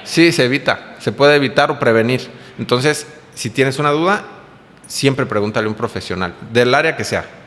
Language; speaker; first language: Spanish; native; Spanish